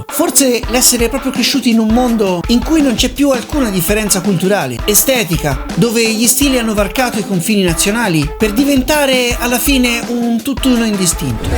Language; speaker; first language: Italian; native; Italian